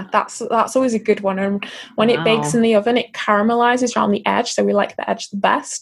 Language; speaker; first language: English; native; English